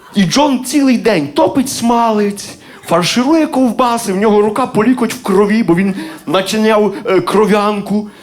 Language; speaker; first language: Ukrainian; native; Ukrainian